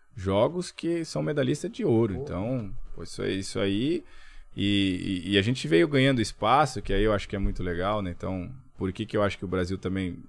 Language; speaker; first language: Portuguese; native; Portuguese